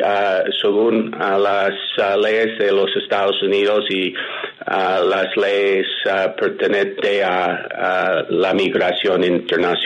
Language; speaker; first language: Spanish; non-native, fluent; English